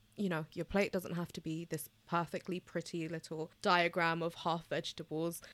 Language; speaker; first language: English; early bilingual, other home language; Bangla